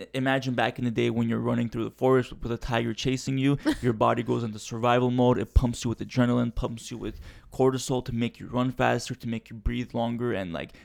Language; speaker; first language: English; early bilingual, other home language; Turkish